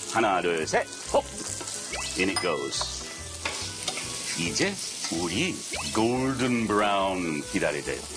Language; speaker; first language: Korean; non-native, learner; English